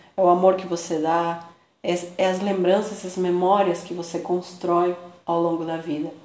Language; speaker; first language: Portuguese; non-native, fluent; Spanish